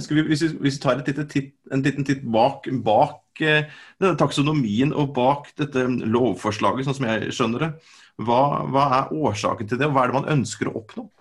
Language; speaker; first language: Norwegian; native; Norwegian